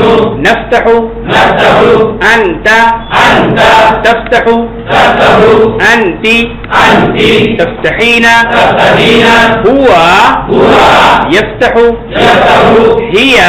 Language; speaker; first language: Arabic; non-native, fluent; Bangla